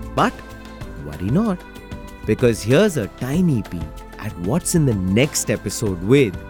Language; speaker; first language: English; non-native, local second language; Hindi